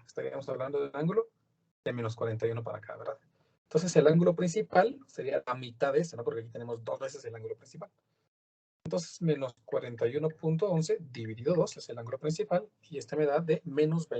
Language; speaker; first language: Spanish; native; Spanish